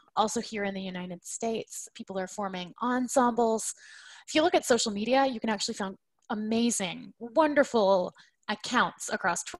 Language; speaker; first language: English; native; English